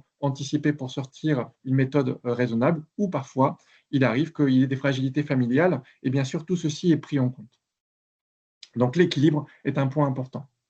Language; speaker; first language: French; native; French